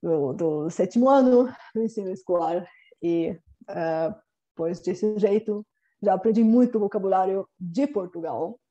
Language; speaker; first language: Portuguese; non-native, fluent; Bulgarian